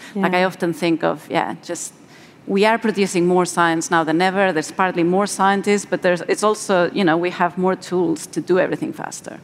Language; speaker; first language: English; non-native, fluent; Spanish